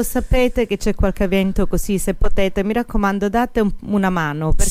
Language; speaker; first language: Italian; early bilingual, heritage; Italian